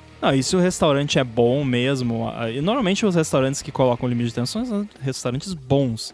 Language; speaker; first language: Portuguese; native; Portuguese